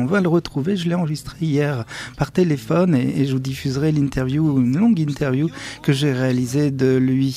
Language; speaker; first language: French; native; French